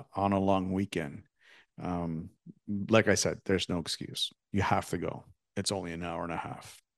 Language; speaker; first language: English; native; English